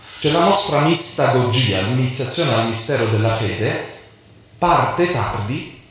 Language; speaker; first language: Italian; non-native, fluent; Arabic